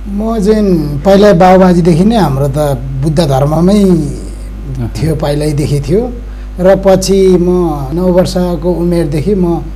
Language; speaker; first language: Nepali; non-native, local second language; Eastern Tamang